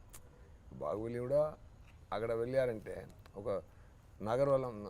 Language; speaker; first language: Telugu; non-native, fluent; Tamil